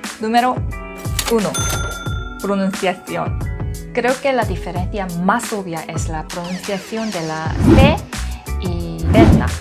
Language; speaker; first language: Spanish; non-native, learner; Korean